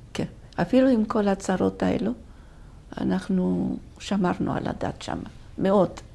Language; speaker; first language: Hebrew; non-native, fluent; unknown